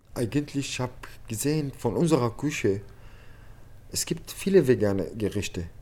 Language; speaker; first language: German; non-native, learner; Arabic